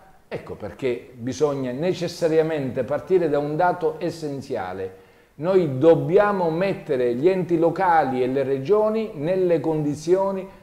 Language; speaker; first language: Italian; native; Italian